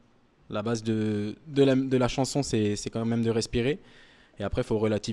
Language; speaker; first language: French; native; French